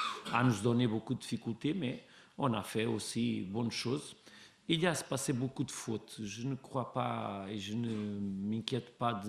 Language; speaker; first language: French; non-native, learner; Portuguese